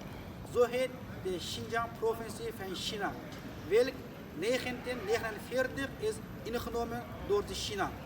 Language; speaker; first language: Dutch; non-native, fluent; Uyghur